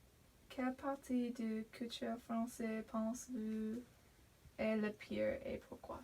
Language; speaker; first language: French; non-native, learner; English